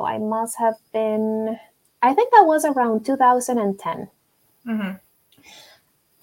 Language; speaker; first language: English; non-native, fluent; Spanish